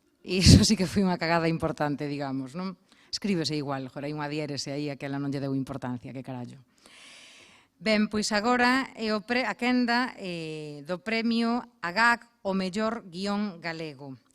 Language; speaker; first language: Galician; native; Galician